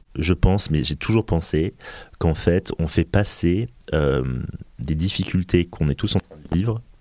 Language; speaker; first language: French; native; French